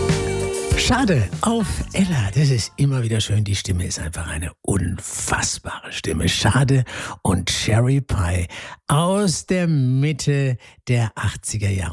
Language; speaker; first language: German; native; German